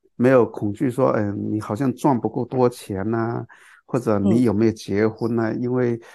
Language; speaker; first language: Chinese; non-native, local second language; Cantonese